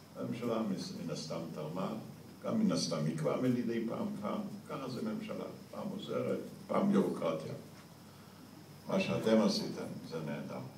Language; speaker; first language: Hebrew; early bilingual, other home language; Yiddish